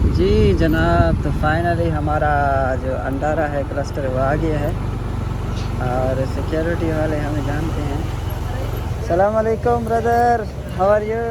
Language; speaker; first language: Urdu; non-native, local second language; Punjabi